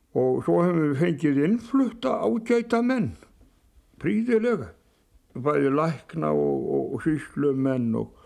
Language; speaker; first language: Icelandic; native; Icelandic